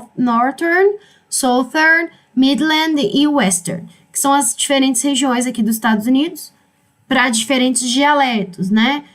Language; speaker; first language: Portuguese; native; Portuguese